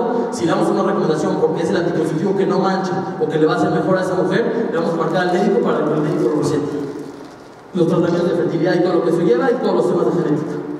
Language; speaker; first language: Spanish; native; Spanish